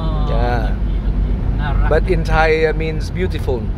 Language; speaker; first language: English; non-native, learner; Vietnamese